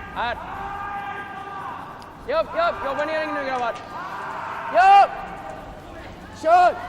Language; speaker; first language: Swedish; native; Swedish